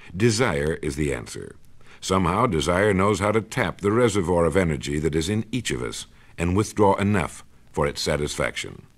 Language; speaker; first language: English; native; English